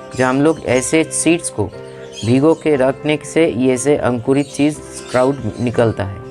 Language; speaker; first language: Hindi; non-native, local second language; Bangla